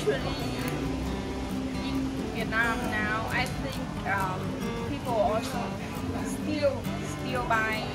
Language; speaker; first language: English; non-native, fluent; Vietnamese